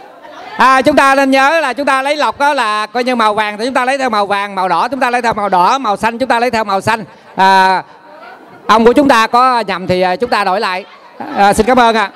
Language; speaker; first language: Vietnamese; native; Vietnamese